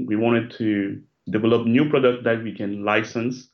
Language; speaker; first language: English; non-native, local second language; French